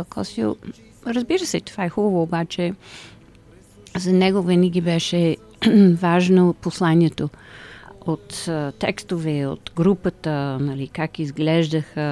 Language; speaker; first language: Bulgarian; early bilingual, heritage; Bulgarian